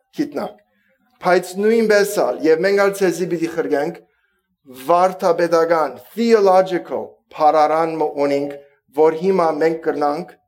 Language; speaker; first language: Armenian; early bilingual, heritage; Armenian